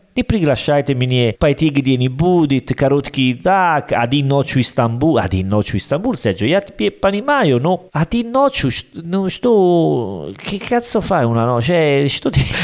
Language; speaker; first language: Russian; non-native, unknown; Italian